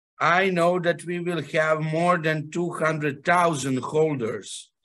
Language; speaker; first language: English; non-native, fluent; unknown